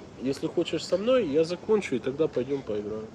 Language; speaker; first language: Russian; native; Russian